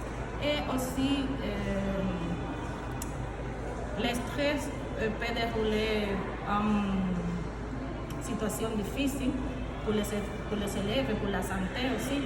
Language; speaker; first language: French; non-native, learner; Spanish